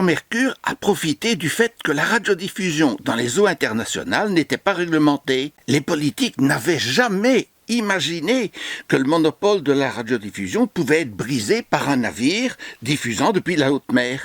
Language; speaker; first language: French; native; French